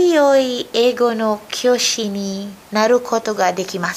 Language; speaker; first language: Japanese; non-native, learner; Filipino